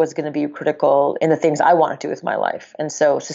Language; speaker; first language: English; native; English